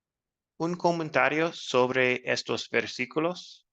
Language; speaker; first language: Spanish; non-native, fluent; English